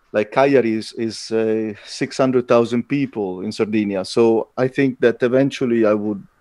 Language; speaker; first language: English; non-native, fluent; Italian